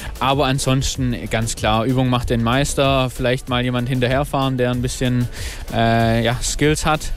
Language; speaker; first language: German; native; German